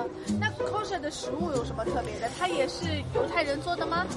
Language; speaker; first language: Chinese; native; Chinese